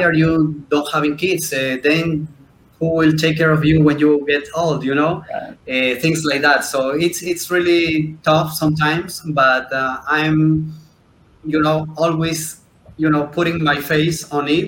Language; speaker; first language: English; non-native, fluent; Spanish